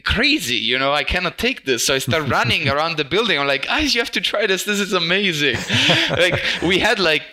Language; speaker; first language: English; non-native, fluent; Italian